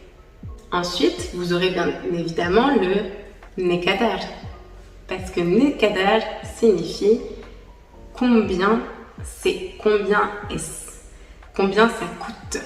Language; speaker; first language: French; native; French